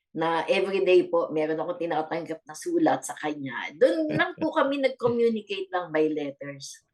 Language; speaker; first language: Filipino; native; Filipino